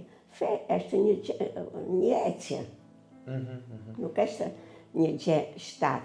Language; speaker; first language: Albanian; non-native, learner; Italian